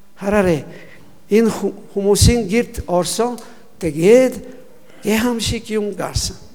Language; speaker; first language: Mongolian; non-native, learner; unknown